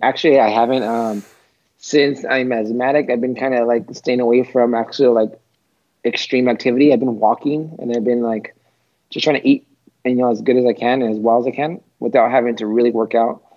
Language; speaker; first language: English; native; English